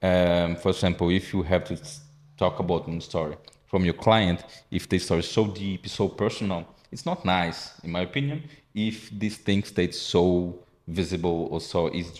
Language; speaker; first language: English; non-native, fluent; Portuguese